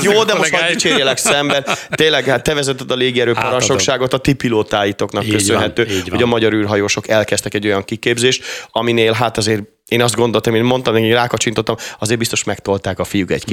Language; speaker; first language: Hungarian; native; Hungarian